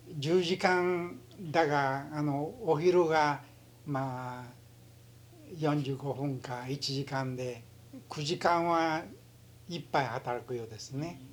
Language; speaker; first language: Japanese; early bilingual, heritage; Japanese